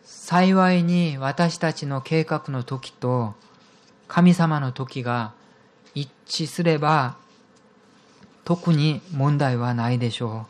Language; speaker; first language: Japanese; non-native, fluent; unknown